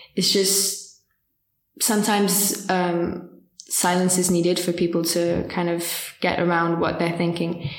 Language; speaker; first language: English; early bilingual, heritage; French